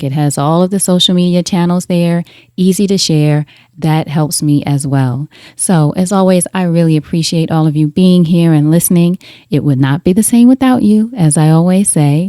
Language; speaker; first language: English; native; English